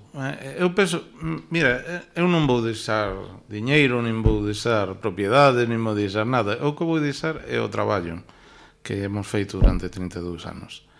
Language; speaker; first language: Galician; non-native, local second language; Spanish